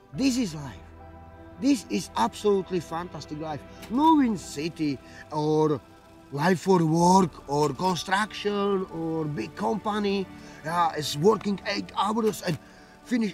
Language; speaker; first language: English; non-native, learner; Slovak